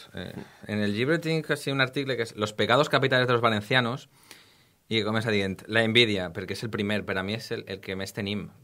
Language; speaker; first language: Catalan; native; Catalan